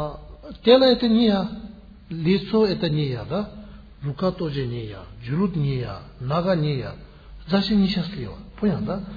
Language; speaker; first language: Russian; non-native, learner; Tibetan